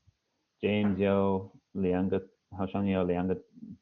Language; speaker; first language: Chinese; non-native, fluent; English